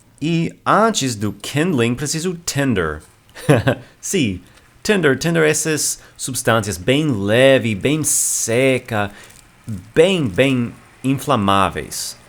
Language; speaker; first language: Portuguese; non-native, fluent; English